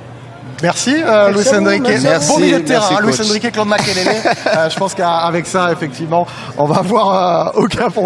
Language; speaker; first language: French; native; French